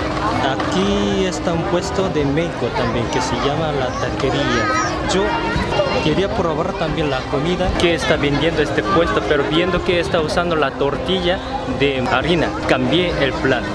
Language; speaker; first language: Spanish; non-native, fluent; Korean